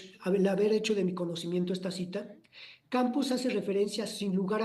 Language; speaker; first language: Spanish; native; Spanish